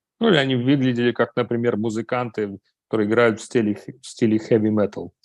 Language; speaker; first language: Russian; native; Russian